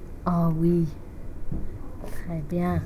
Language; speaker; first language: French; non-native, fluent; English